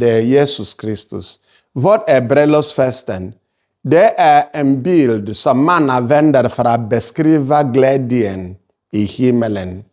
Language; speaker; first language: Swedish; non-native, fluent; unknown